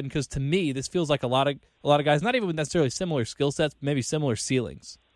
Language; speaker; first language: English; native; English